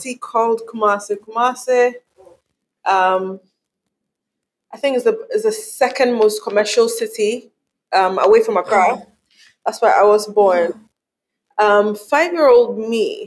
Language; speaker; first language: English; non-native, local second language; Akan